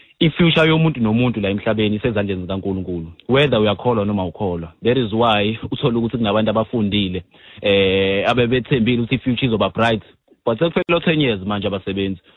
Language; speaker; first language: Zulu; native; Zulu